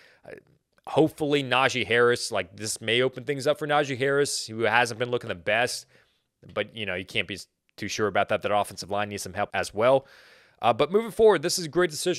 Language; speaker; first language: English; native; English